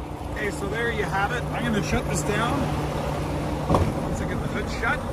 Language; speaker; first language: English; native; English